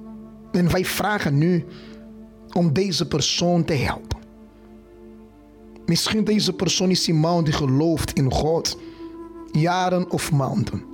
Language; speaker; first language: Dutch; non-native, fluent; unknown